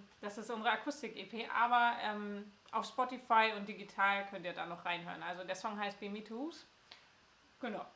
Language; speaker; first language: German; native; German